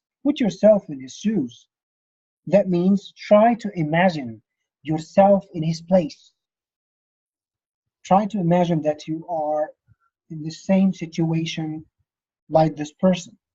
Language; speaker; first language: English; non-native, fluent; Arabic